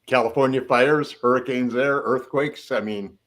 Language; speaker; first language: English; native; English